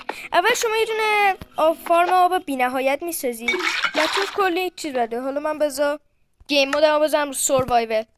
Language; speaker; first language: Persian; native; Persian